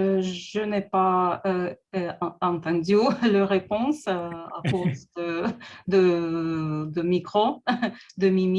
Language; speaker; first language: French; non-native, learner; Russian